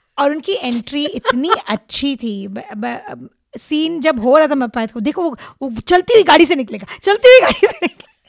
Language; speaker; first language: Hindi; non-native, local second language; Marathi